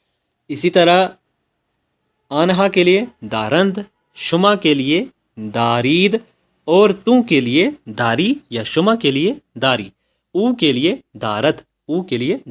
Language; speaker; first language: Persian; non-native, fluent; Urdu